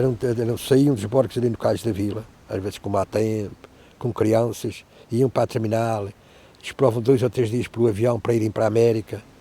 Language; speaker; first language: Portuguese; native; Portuguese